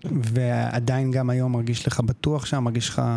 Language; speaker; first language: Hebrew; native; Hebrew